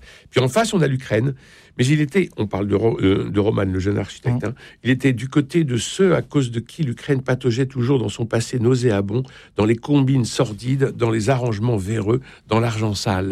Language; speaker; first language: French; native; French